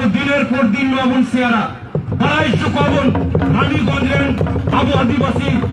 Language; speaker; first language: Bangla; non-native, local second language; Santali